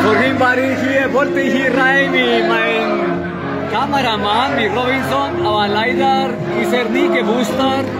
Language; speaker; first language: German; non-native, fluent; Spanish